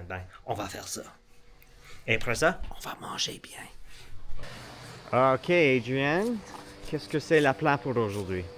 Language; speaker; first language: French; non-native, learner; English